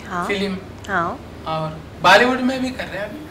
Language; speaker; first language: Hindi; non-native, local second language; Telugu